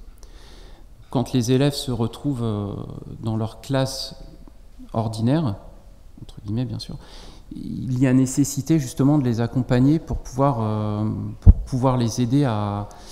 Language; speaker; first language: French; native; French